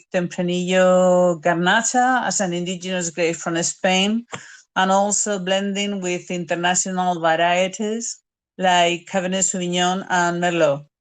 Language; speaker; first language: English; non-native, fluent; Spanish